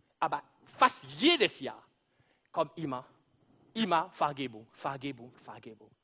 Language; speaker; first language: German; non-native, fluent; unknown